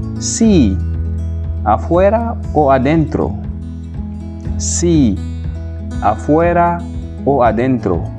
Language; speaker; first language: Spanish; non-native, fluent; Wolof